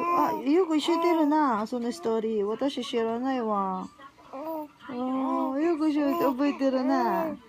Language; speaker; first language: Japanese; non-native, learner; Filipino